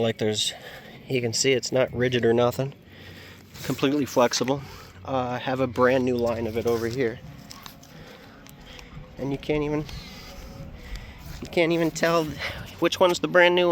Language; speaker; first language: English; native; English